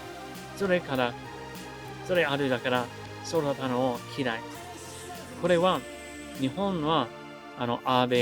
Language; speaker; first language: Japanese; non-native, learner; English